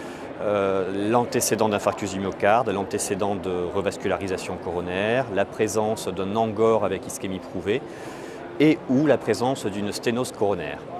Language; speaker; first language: French; native; French